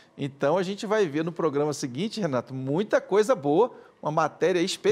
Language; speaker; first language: Portuguese; native; Portuguese